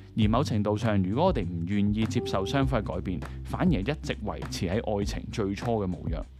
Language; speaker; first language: Cantonese; native; Cantonese